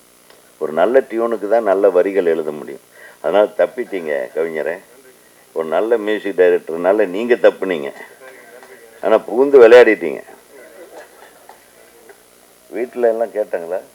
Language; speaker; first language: Tamil; native; Tamil